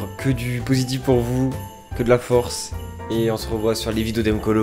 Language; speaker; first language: French; native; French